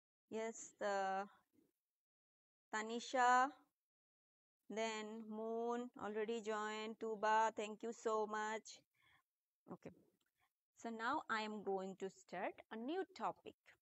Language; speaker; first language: English; non-native, local second language; Bangla